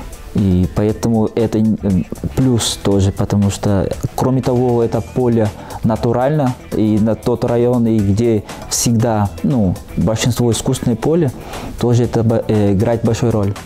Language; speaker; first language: Russian; non-native, fluent; Portuguese